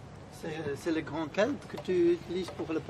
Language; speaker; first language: French; non-native, fluent; Spanish